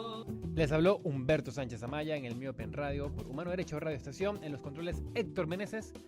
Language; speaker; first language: Spanish; native; Spanish